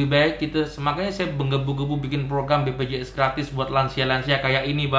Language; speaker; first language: Indonesian; native; Indonesian